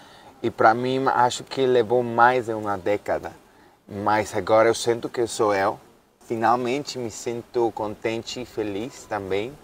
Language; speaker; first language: Portuguese; non-native, fluent; Spanish